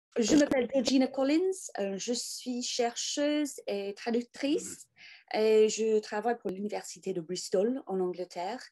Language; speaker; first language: French; non-native, fluent; English